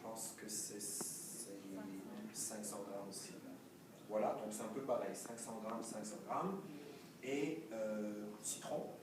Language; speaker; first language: French; non-native, fluent; Hebrew